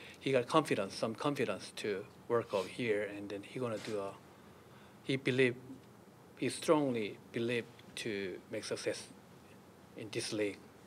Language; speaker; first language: English; non-native, learner; Korean